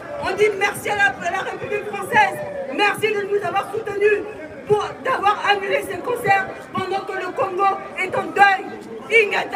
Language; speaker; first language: French; non-native, local second language; Lingala